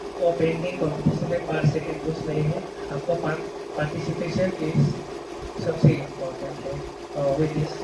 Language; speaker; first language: Hindi; non-native, local second language; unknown